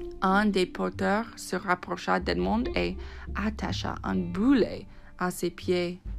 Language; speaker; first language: French; non-native, fluent; English